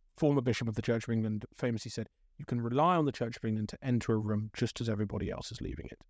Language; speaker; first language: English; native; English